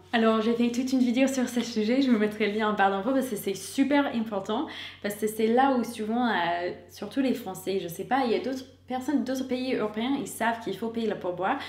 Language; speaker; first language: French; non-native, fluent; English